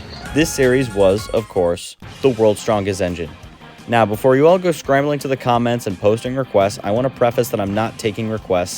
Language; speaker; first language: English; native; English